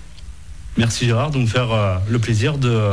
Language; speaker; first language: French; native; French